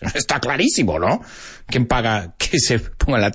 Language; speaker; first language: Spanish; non-native, fluent; English